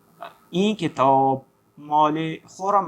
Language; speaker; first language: Persian; non-native, fluent; Urdu